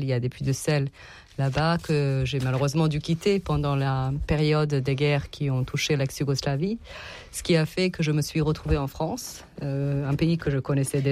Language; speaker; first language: French; non-native, fluent; Serbian